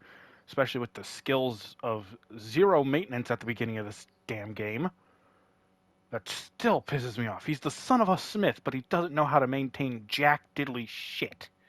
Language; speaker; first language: English; native; English